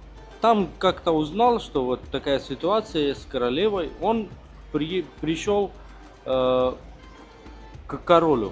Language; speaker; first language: Russian; non-native, fluent; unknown